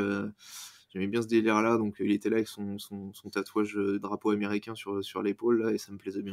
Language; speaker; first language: French; native; French